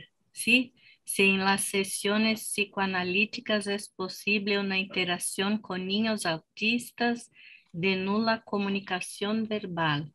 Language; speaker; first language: Spanish; non-native, fluent; Portuguese